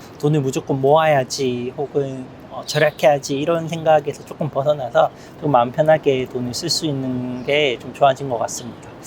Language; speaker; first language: Korean; native; Korean